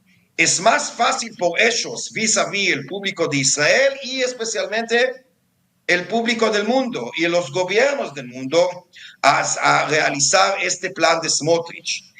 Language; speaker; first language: Spanish; non-native, fluent; Hebrew